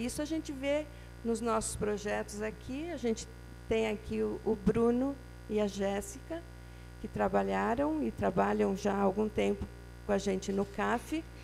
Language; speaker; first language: Portuguese; native; Portuguese